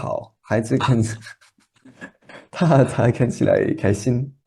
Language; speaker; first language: Chinese; non-native, learner; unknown